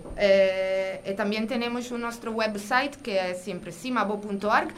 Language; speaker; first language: Portuguese; non-native, learner; Italian